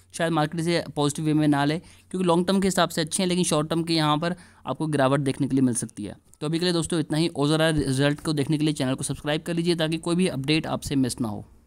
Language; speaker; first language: Hindi; native; Hindi